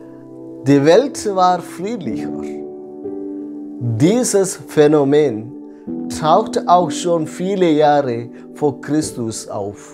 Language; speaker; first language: German; non-native, fluent; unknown